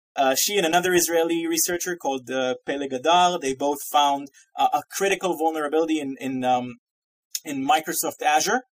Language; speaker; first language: English; non-native, fluent; Hebrew